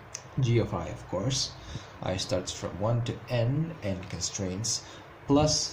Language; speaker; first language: English; non-native, fluent; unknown